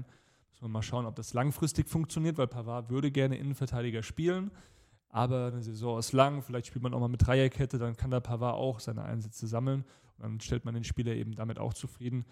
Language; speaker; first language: German; native; German